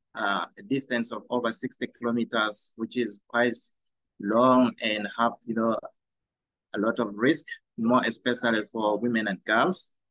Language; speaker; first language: English; non-native, fluent; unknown